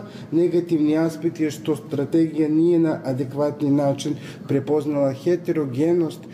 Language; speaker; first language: Serbian; native; Serbian